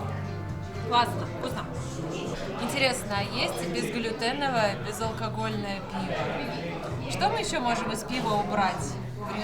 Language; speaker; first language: Russian; native; Russian